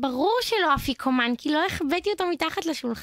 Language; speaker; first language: Hebrew; native; Hebrew